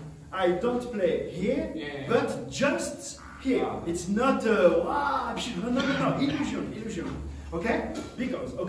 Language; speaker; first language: English; non-native, learner; French